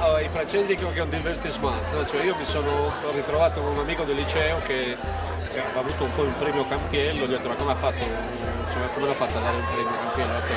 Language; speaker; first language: Italian; native; Italian